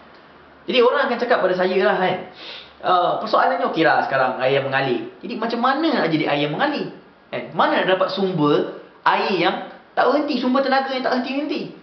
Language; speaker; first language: Malay; native; Malay